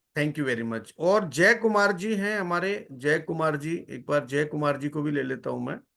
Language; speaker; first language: Hindi; native; Hindi